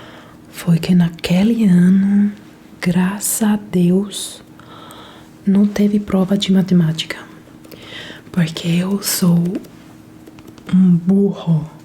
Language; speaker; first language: Portuguese; non-native, fluent; Italian